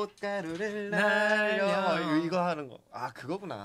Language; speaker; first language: Korean; native; Korean